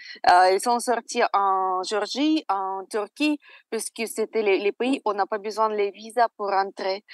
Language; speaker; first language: French; non-native, fluent; Russian